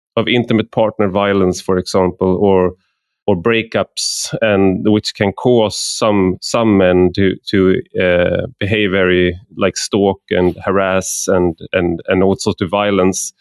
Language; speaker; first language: English; non-native, fluent; Swedish